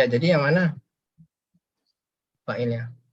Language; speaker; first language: Indonesian; native; Indonesian